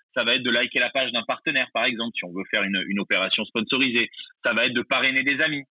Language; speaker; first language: French; native; French